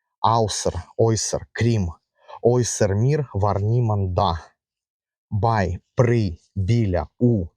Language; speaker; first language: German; non-native, fluent; Ukrainian